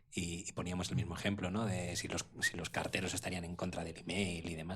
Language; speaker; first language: Spanish; native; Spanish